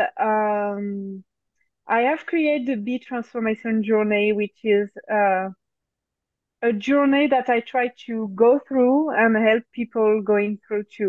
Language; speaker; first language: English; non-native, fluent; French